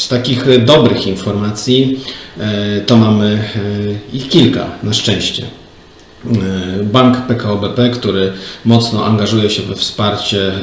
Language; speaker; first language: Polish; native; Polish